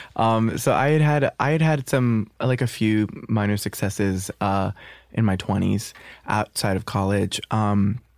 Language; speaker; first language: English; native; English